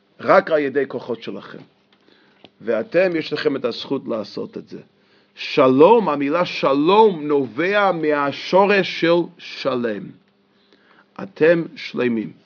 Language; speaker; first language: Hebrew; non-native, fluent; English